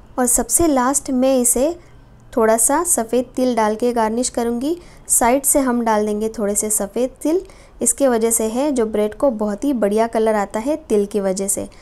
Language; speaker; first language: Hindi; non-native, local second language; Marathi